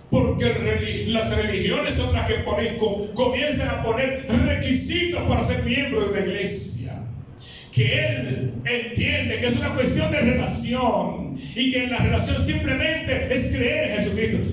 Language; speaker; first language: Spanish; native; Spanish